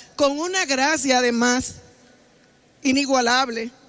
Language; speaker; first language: Spanish; native; Spanish